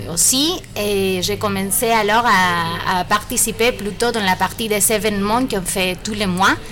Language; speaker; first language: French; non-native, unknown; Spanish